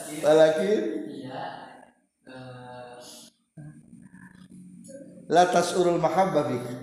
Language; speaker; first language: Arabic; non-native, learner; Indonesian